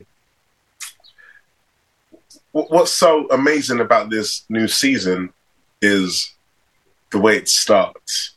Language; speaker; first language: English; native; English